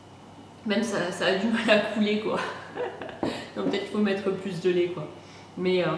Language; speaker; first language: French; native; French